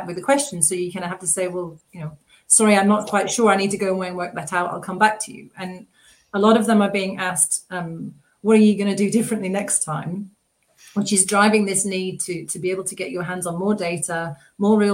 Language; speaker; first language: English; native; English